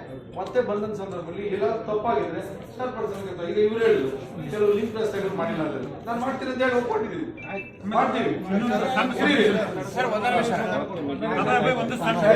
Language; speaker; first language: Kannada; native; Kannada